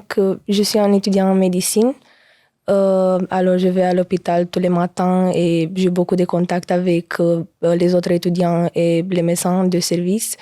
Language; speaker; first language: French; non-native, learner; Romanian